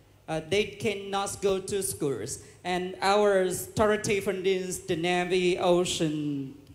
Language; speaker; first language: English; non-native, learner; Vietnamese